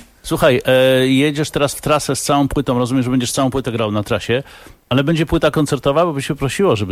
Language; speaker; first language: Polish; native; Polish